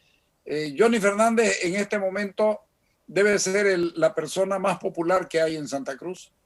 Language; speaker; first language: Spanish; native; Spanish